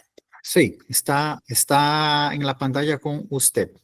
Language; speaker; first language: Spanish; non-native, fluent; Portuguese